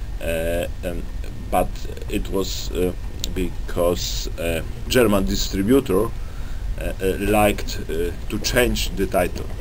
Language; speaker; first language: English; non-native, learner; Polish